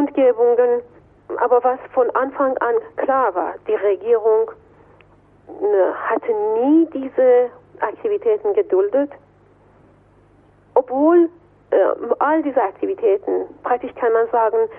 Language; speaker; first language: German; non-native, fluent; Persian